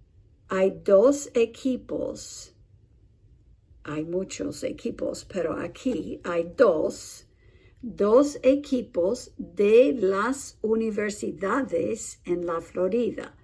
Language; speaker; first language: Spanish; non-native, fluent; English